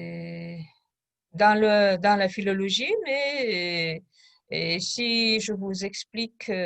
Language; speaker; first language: French; non-native, fluent; Kazakh